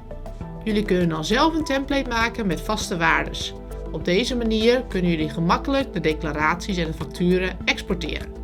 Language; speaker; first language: Dutch; native; Dutch